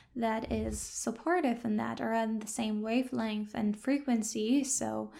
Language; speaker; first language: English; non-native, fluent; German